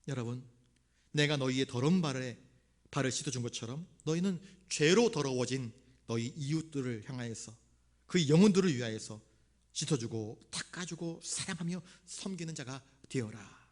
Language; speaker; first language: Korean; native; Korean